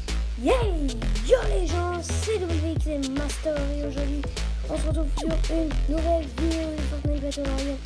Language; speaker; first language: French; native; French